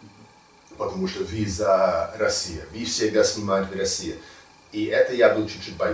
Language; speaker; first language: Russian; non-native, learner; English